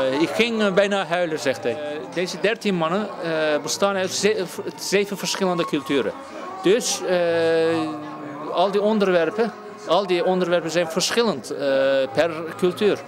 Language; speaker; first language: Dutch; non-native, fluent; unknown